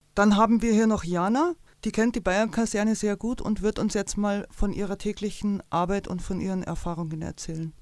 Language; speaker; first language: German; native; German